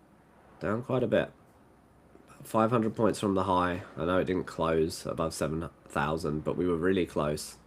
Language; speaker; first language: English; native; English